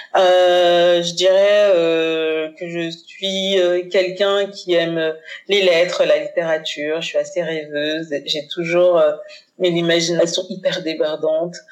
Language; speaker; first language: French; early bilingual, other home language; Haitian Creole